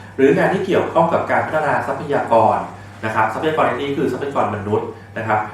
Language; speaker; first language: Thai; native; Thai